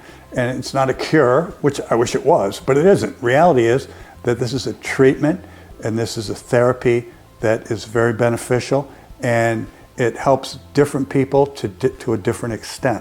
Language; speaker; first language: English; native; English